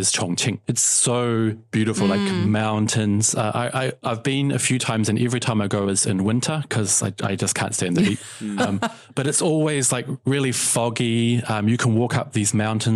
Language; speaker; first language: English; native; English